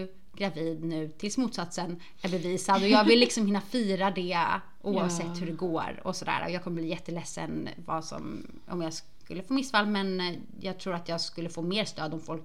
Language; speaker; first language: Swedish; native; Swedish